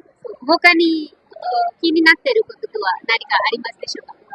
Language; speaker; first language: Japanese; non-native, fluent; Marathi